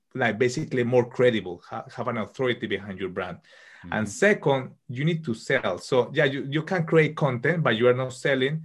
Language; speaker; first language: English; non-native, fluent; Spanish